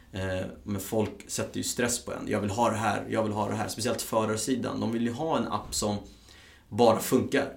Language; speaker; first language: Swedish; early bilingual, other home language; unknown